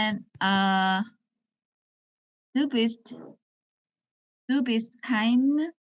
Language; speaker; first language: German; non-native, learner; Korean